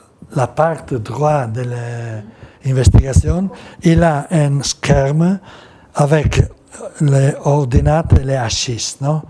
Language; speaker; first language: French; non-native, learner; Italian